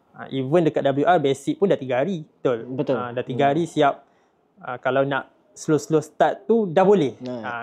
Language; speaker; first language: Malay; native; Malay